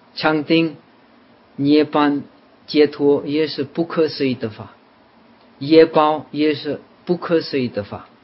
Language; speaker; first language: Chinese; non-native, fluent; Czech